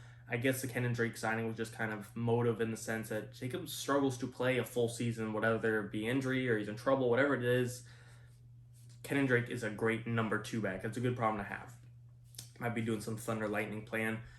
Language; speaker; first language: English; native; English